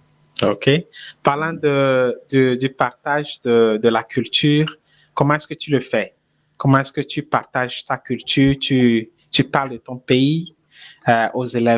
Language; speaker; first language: French; non-native, fluent; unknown